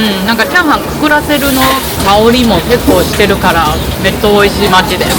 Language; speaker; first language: Japanese; non-native, fluent; Chinese